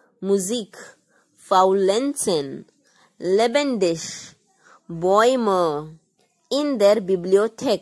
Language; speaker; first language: German; non-native, learner; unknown